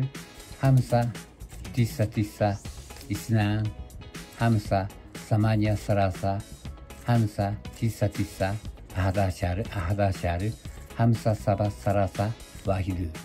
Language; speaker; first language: Arabic; non-native, learner; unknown